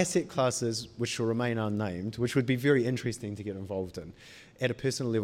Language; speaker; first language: English; native; English